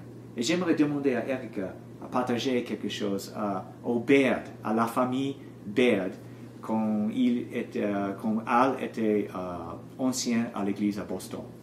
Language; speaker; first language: French; non-native, learner; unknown